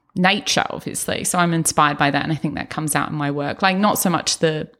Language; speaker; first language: English; native; English